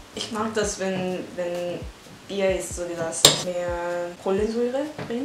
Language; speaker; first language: German; non-native, learner; Korean